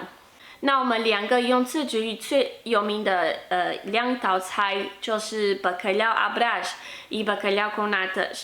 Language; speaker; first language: Chinese; non-native, fluent; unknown